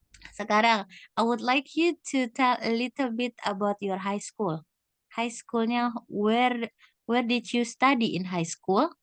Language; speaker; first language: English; non-native, fluent; Indonesian